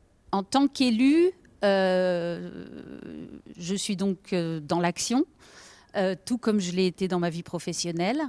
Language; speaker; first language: French; native; French